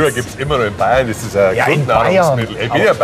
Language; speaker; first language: German; native; German